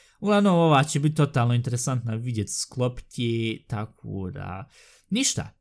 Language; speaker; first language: Bosnian; early bilingual, heritage; Bosnian